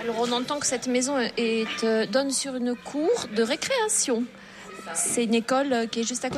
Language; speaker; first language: French; native; French